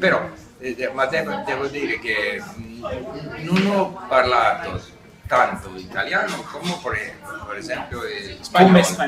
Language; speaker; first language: Italian; non-native, learner; English